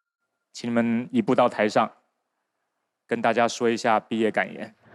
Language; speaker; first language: Chinese; native; Chinese